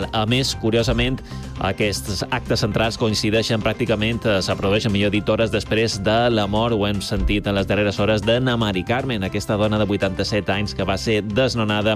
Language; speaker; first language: Catalan; native; Catalan